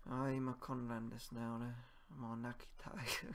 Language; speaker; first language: Japanese; non-native, learner; English